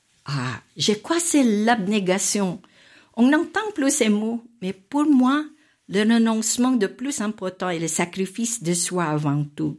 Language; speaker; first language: French; non-native, fluent; Filipino